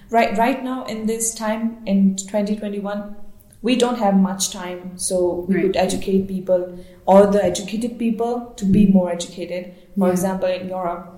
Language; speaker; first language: English; non-native, local second language; Baluchi